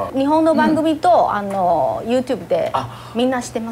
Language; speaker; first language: Japanese; non-native, learner; Chinese